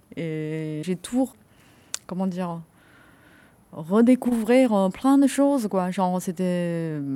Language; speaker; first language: French; non-native, fluent; Chinese